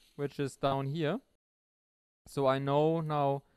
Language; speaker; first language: English; non-native, fluent; German